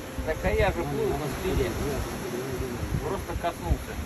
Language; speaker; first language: Russian; native; Russian